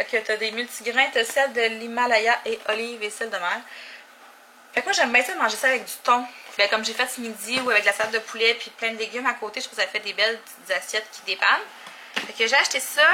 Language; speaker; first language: French; native; French